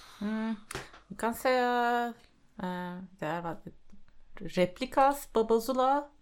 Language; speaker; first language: Swedish; non-native, fluent; Turkish